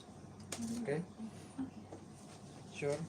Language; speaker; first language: English; non-native, local second language; Filipino